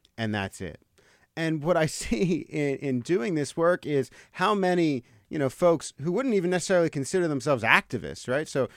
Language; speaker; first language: English; native; English